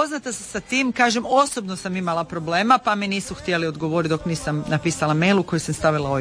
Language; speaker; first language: Serbian; native; Serbian